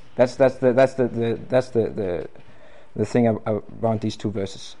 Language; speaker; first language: English; non-native, fluent; Danish